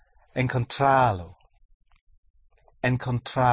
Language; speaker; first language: Spanish; non-native, learner; English